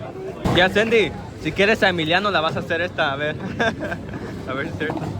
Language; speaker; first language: Spanish; early bilingual, heritage; Spanish